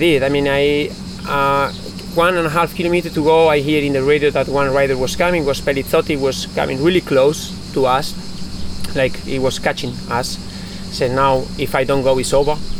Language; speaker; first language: English; non-native, fluent; Spanish